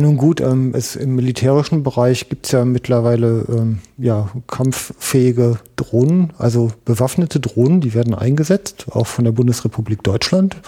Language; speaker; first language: German; native; German